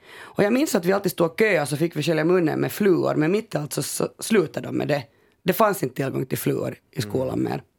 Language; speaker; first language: Swedish; native; Swedish